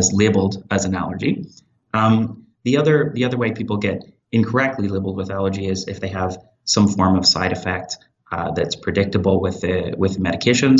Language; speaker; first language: English; native; English